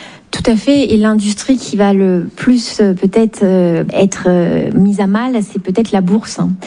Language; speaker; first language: French; native; French